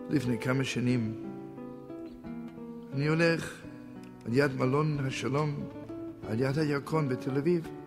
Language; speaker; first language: Hebrew; non-native, fluent; Yiddish